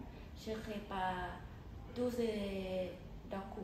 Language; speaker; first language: French; non-native, fluent; Thai